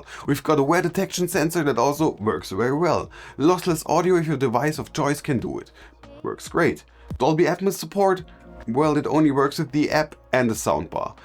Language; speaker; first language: English; non-native, fluent; German